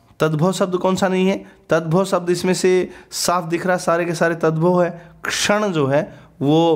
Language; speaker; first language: Hindi; native; Hindi